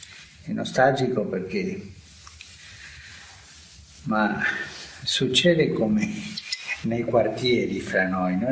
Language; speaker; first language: Italian; non-native, fluent; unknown